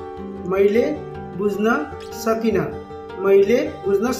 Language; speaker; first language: Nepali; non-native, fluent; Bangla